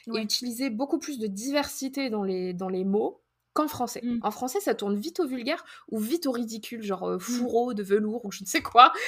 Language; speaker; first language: French; native; French